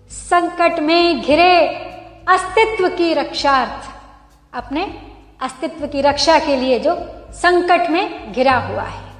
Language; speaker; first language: Hindi; native; Hindi